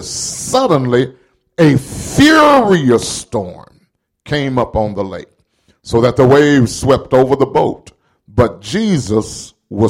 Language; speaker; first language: English; native; English